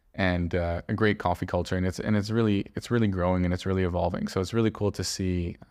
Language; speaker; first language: English; native; English